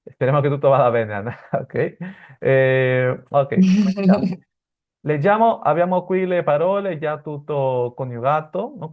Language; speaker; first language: Italian; non-native, fluent; Spanish